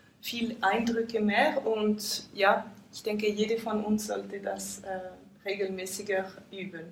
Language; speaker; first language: German; non-native, fluent; French